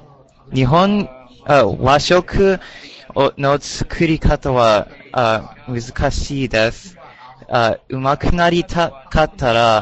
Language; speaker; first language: Japanese; non-native, learner; English